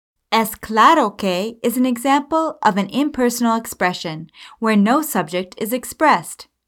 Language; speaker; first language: English; native; English